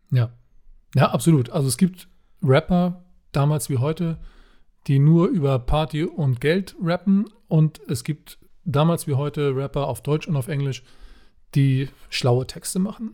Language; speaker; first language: German; native; German